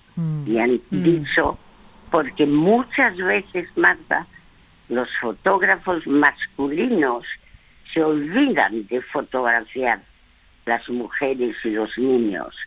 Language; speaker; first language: Spanish; early bilingual, other home language; French